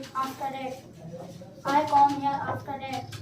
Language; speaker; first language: English; non-native, learner; Hindi